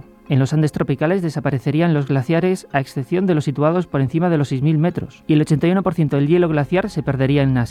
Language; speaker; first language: Spanish; native; Spanish